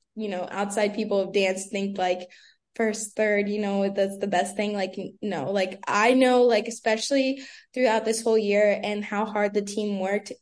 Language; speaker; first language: English; native; English